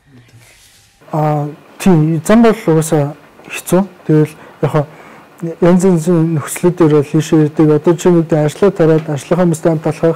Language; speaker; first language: Mongolian; native; Mongolian